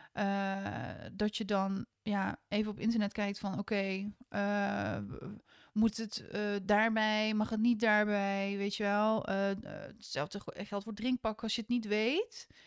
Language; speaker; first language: Dutch; native; Dutch